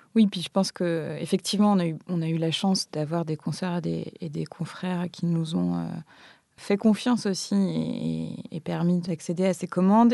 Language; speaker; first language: French; native; French